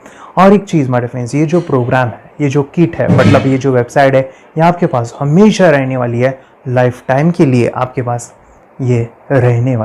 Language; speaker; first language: Hindi; native; Hindi